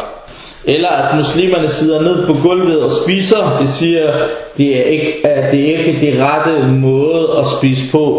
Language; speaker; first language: Danish; early bilingual, other home language; Arabic